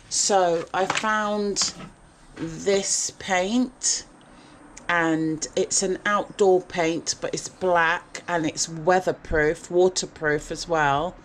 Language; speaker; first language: English; native; English